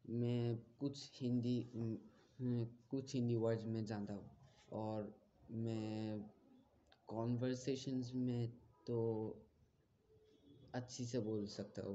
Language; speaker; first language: Hindi; non-native, learner; Bangla